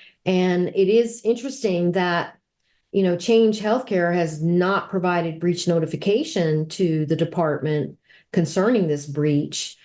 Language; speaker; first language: English; native; English